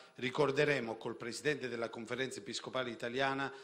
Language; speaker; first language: Italian; native; Italian